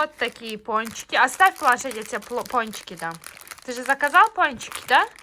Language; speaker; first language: Russian; non-native, fluent; Tajik